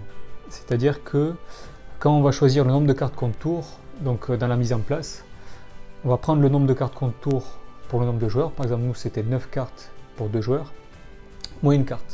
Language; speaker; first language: French; native; French